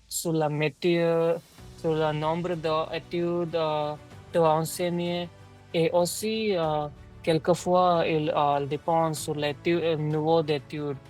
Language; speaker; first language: French; non-native, learner; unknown